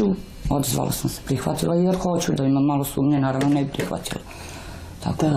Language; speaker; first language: Bosnian; native; Bosnian